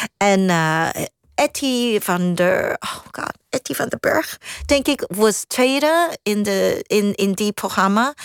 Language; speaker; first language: Dutch; non-native, fluent; Cantonese